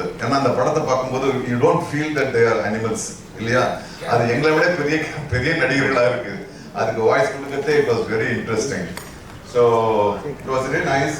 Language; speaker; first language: Tamil; native; Tamil